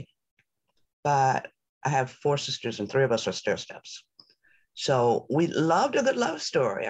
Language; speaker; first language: English; native; English